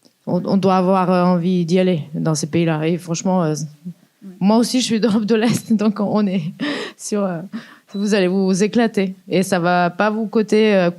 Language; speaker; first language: French; native; French